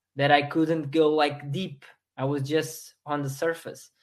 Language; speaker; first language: English; non-native, fluent; Portuguese